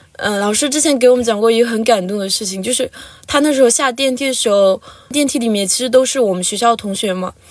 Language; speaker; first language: Chinese; non-native, local second language; Tibetan